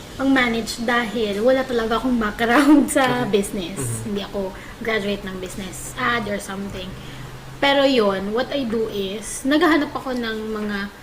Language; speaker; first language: Filipino; non-native, local second language; Bikol